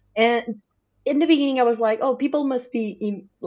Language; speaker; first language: English; non-native, fluent; Portuguese